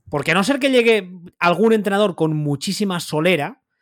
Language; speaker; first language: Spanish; native; Spanish